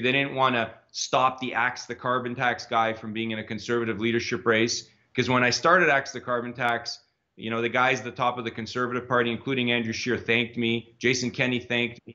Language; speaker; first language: English; native; English